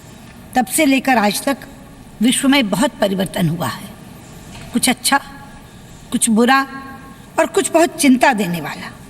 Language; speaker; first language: Hindi; native; Hindi